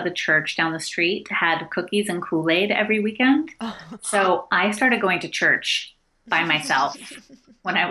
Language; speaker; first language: English; native; English